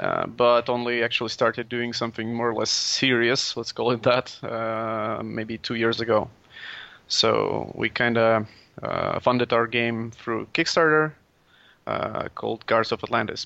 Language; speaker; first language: English; non-native, fluent; Latvian